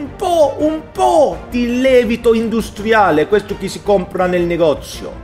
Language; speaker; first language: Italian; non-native, learner; Swedish